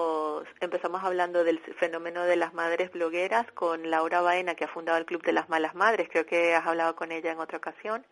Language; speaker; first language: Spanish; native; Spanish